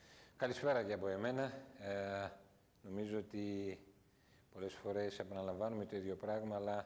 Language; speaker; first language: Greek; native; Greek